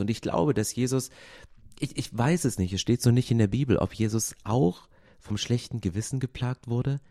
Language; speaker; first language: German; native; German